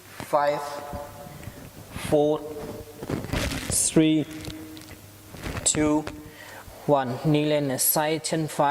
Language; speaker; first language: Vietnamese; non-native, learner; Hindi